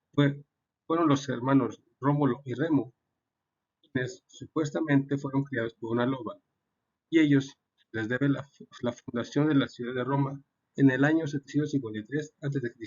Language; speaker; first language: Spanish; native; Spanish